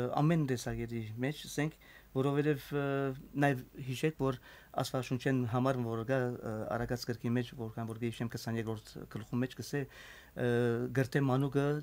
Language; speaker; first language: Armenian; native; Armenian